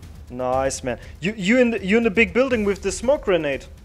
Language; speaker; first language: English; non-native, learner; German